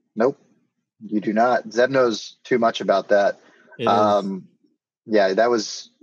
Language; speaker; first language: English; native; English